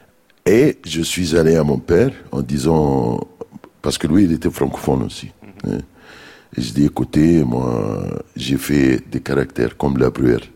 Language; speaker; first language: French; non-native, fluent; Arabic